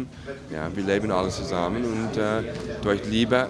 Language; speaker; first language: German; non-native, fluent; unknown